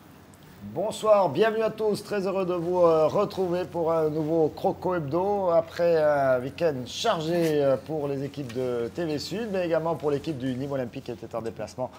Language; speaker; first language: French; native; French